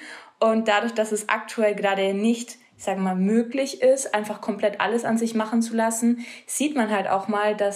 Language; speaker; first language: German; native; German